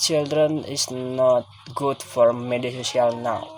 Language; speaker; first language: English; non-native, learner; Indonesian